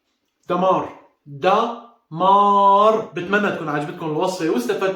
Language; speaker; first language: Arabic; native; Arabic